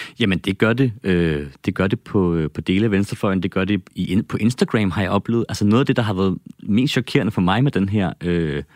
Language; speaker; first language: Danish; native; Danish